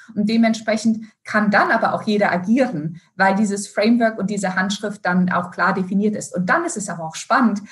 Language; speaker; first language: German; native; German